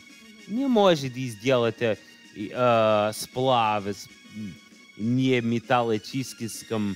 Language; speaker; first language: Russian; non-native, learner; English